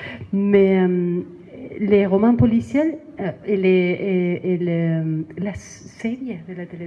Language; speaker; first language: French; non-native, learner; Spanish